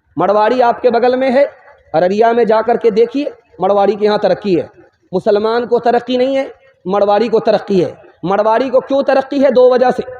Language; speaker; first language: Urdu; non-native, local second language; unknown